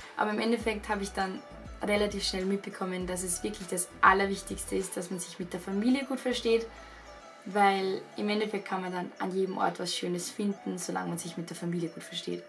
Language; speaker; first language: German; native; German